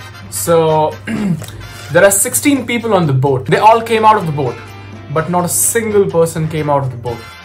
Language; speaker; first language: English; non-native, local second language; Marathi